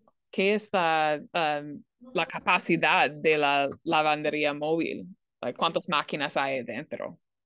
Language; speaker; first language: Spanish; non-native, learner; English